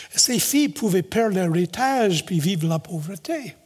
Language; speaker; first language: French; native; French